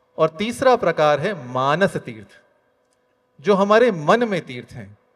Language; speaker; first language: Hindi; native; Hindi